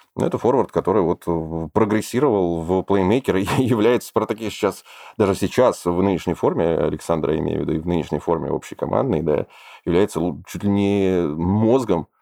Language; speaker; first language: Russian; native; Russian